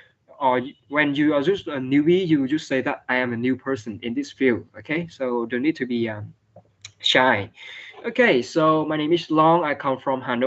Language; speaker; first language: English; non-native, fluent; Vietnamese